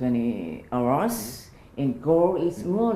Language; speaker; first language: English; non-native, learner; Japanese